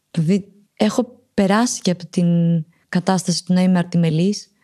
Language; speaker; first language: Greek; early bilingual, other home language; Romanian